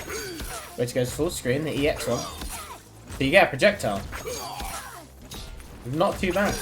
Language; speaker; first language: English; native; English